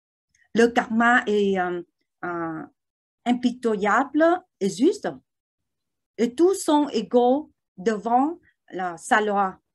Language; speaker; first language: French; non-native, learner; Vietnamese